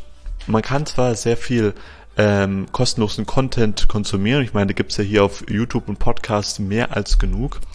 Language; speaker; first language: German; native; German